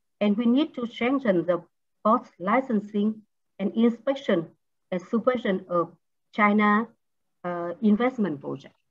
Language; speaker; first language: English; non-native, learner; Vietnamese